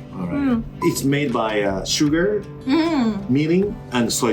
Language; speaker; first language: English; non-native, learner; Japanese